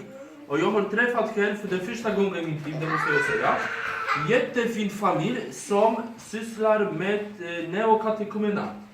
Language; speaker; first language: Swedish; non-native, fluent; Polish